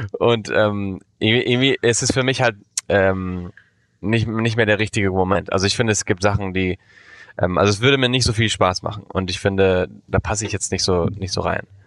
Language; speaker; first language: German; early bilingual, heritage; Spanish